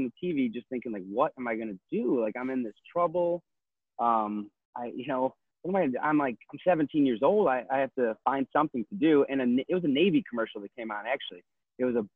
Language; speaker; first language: English; native; English